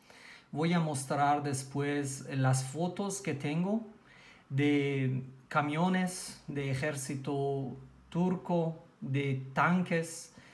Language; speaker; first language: Spanish; non-native, learner; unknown